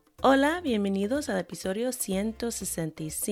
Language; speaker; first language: Spanish; non-native, fluent; English